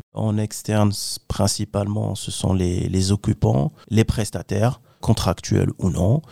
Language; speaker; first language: French; non-native, local second language; Arabic